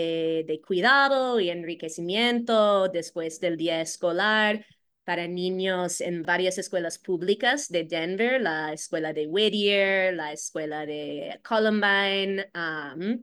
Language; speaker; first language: Spanish; non-native, fluent; English